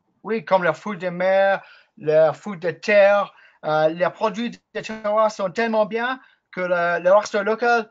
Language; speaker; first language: French; non-native, learner; English